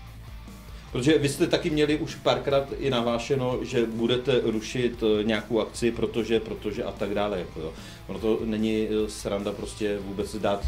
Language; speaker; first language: Czech; native; Czech